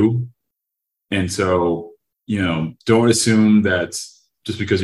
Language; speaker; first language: English; native; English